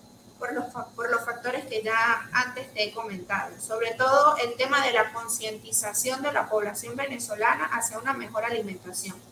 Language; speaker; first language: Spanish; native; Spanish